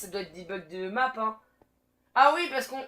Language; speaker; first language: French; native; French